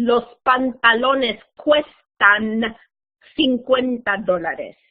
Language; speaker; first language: Spanish; non-native, fluent; English